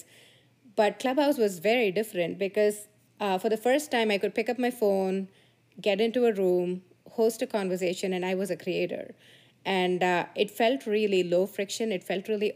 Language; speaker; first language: English; non-native, local second language; Tamil